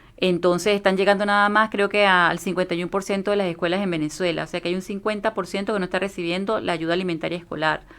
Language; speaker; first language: Spanish; native; Spanish